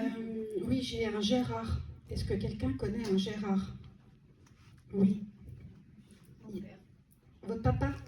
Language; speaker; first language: French; native; French